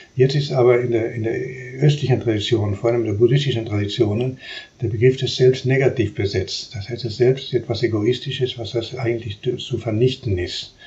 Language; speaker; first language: German; non-native, fluent; Spanish